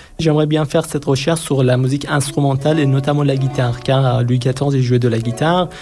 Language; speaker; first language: French; non-native, fluent; Persian